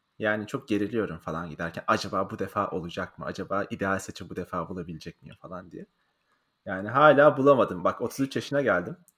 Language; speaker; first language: Turkish; native; Turkish